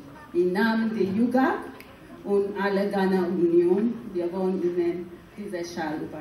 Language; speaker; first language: German; non-native, fluent; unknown